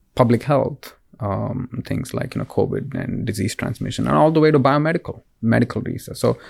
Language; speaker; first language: English; non-native, local second language; Kannada